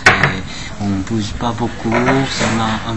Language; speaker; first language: French; non-native, learner; Korean